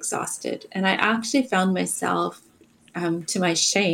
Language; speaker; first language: English; native; English